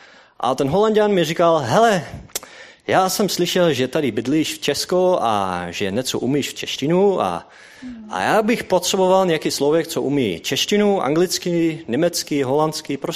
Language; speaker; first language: Czech; non-native, learner; Dutch